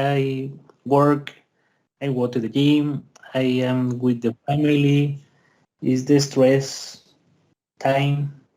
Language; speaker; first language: English; non-native, learner; Spanish